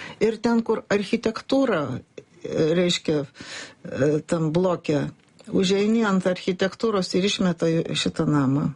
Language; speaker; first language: Lithuanian; native; Lithuanian